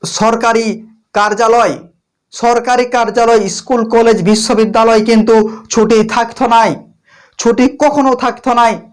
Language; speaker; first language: Bangla; native; Bangla